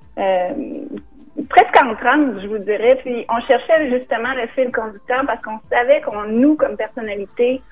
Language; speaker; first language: French; native; French